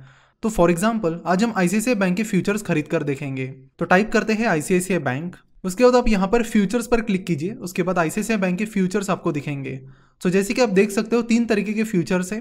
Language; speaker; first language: Hindi; non-native, local second language; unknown